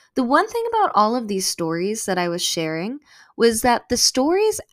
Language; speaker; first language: English; native; English